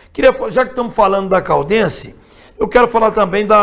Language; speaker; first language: Portuguese; native; Portuguese